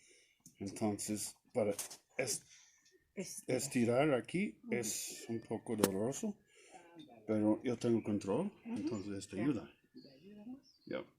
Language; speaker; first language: Spanish; non-native, learner; English